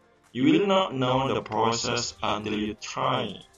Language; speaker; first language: English; non-native, learner; Indonesian